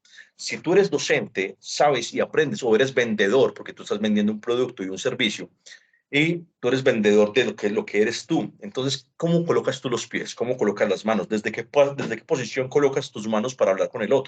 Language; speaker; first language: Spanish; native; Spanish